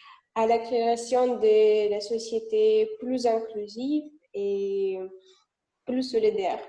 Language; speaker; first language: French; non-native, learner; Russian